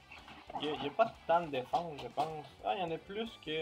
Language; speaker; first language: French; native; French